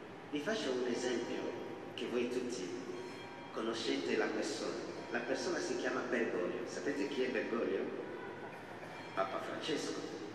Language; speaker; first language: Italian; non-native, fluent; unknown